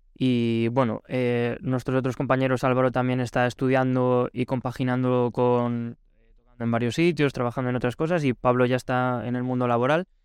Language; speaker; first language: Spanish; native; Spanish